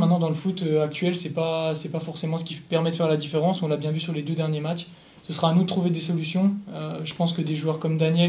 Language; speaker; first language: French; native; French